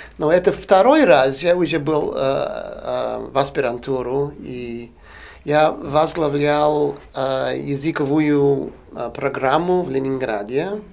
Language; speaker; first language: Russian; non-native, fluent; English